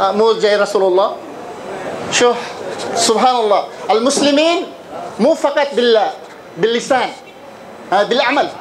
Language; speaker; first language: Arabic; non-native, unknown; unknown